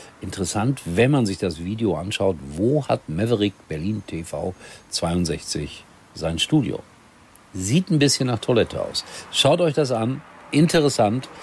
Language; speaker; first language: German; native; German